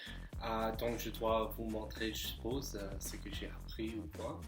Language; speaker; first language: French; non-native, fluent; English